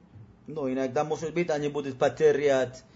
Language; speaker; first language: Russian; non-native, learner; Spanish